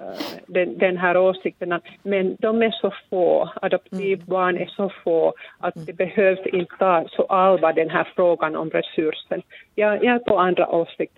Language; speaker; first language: Swedish; non-native, local second language; Finnish